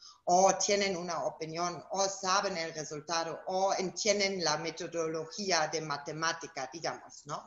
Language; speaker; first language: Spanish; non-native, fluent; German